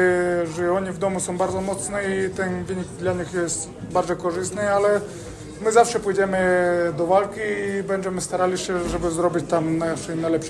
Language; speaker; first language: Polish; non-native, fluent; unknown